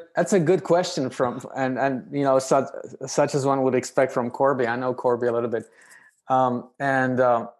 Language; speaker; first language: English; non-native, fluent; Romanian